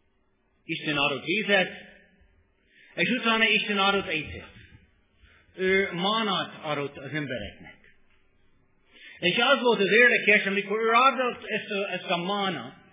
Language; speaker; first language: Hungarian; non-native, learner; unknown